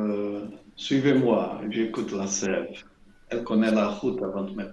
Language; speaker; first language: French; non-native, learner; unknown